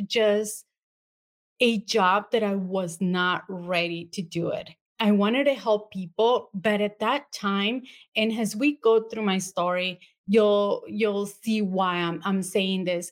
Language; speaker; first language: English; non-native, fluent; Spanish